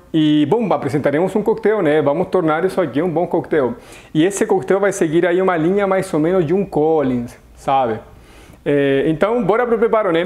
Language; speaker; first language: Portuguese; non-native, fluent; Spanish